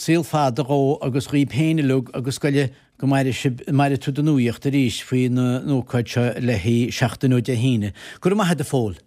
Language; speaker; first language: Irish; native; Irish